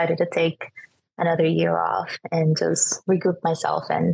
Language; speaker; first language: English; non-native, fluent; Spanish